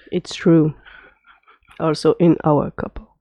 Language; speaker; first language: English; non-native, fluent; French